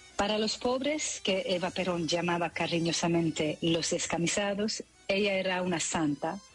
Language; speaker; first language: Spanish; non-native, fluent; French